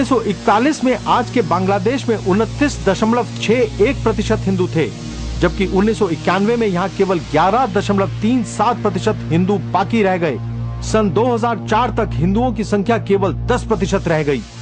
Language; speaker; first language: Hindi; native; Hindi